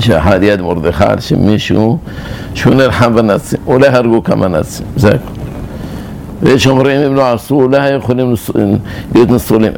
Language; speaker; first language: Hebrew; early bilingual, other home language; Arabic